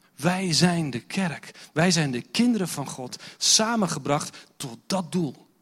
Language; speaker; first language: Dutch; non-native, fluent; English